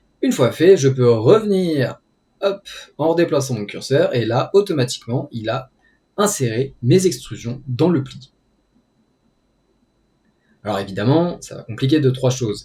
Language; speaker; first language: French; native; French